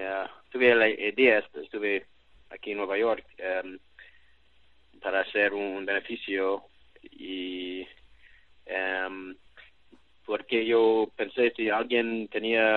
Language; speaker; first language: Spanish; non-native, learner; English